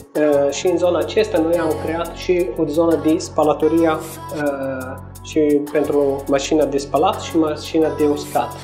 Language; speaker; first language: Romanian; non-native, fluent; Italian